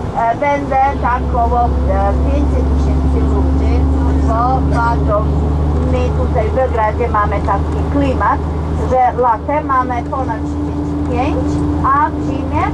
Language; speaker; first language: Polish; non-native, learner; Serbian